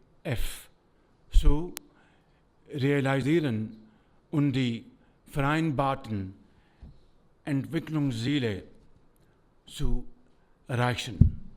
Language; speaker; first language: German; non-native, learner; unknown